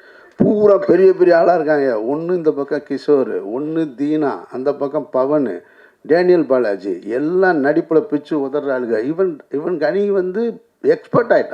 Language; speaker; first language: Tamil; native; Tamil